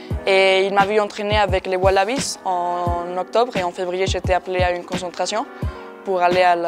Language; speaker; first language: French; non-native, fluent; Spanish